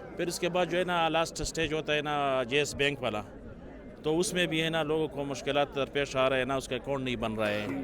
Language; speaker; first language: Urdu; non-native, local second language; Pashto